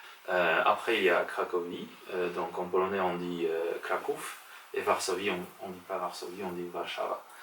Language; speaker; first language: French; non-native, fluent; Polish